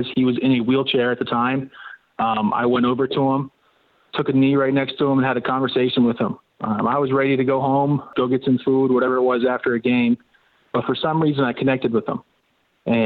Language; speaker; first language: English; native; English